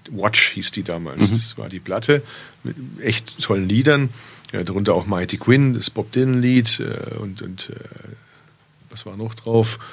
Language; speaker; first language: German; early bilingual, other home language; Turkish